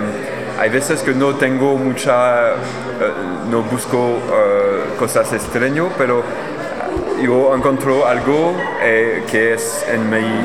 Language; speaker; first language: Spanish; non-native, learner; French